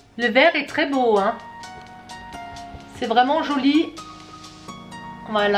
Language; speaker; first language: French; native; French